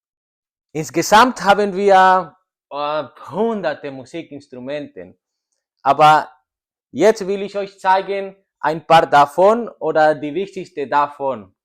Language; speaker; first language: German; non-native, learner; Spanish